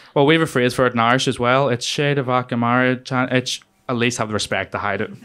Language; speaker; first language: English; native; English